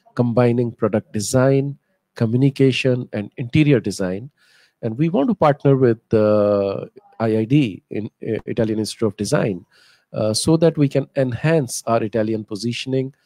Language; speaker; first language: English; non-native, local second language; Hindi